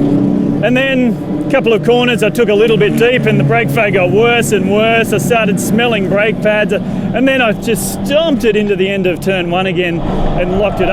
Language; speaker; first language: English; native; English